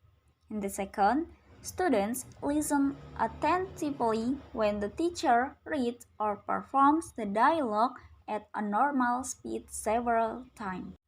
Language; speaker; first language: English; non-native, learner; Indonesian